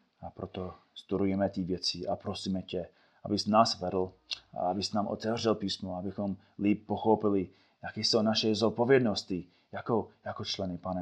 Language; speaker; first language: Czech; non-native, fluent; English